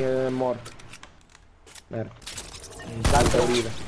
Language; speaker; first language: Italian; native; Italian